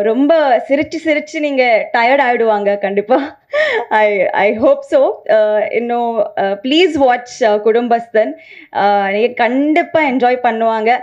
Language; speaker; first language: Tamil; non-native, learner; Telugu